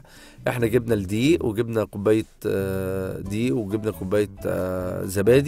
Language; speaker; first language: Arabic; native; Arabic